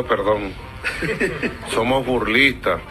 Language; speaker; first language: Spanish; native; Spanish